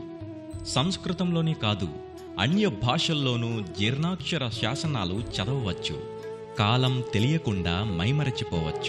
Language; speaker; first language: Telugu; native; Telugu